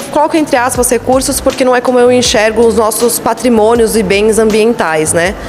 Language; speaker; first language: Portuguese; native; Portuguese